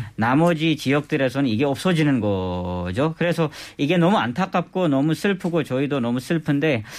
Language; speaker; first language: Korean; non-native, fluent; Balti